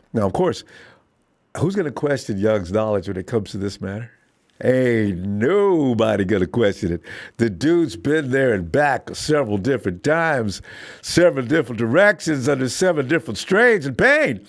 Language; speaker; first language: English; native; English